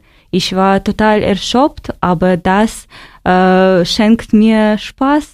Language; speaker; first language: German; non-native, learner; Ukrainian